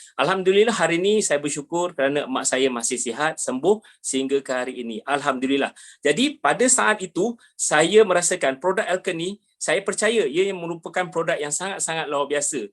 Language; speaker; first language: Malay; native; Malay